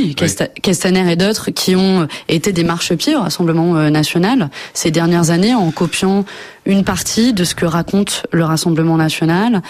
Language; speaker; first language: French; native; French